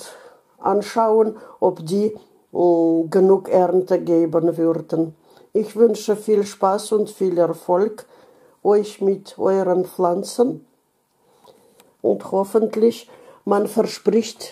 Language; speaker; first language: German; non-native, fluent; Russian